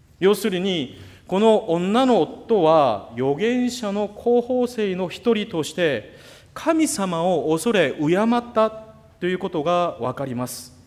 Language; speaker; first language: Japanese; non-native, fluent; Korean